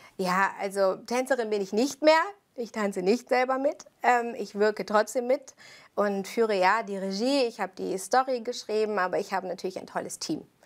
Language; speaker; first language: German; early bilingual, other home language; Italian